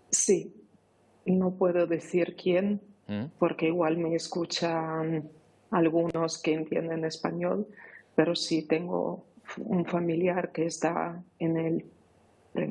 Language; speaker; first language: Spanish; non-native, fluent; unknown